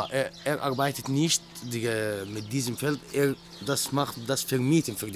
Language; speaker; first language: German; non-native, learner; Arabic